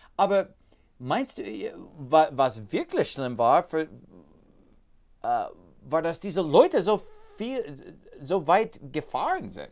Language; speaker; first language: German; non-native, learner; English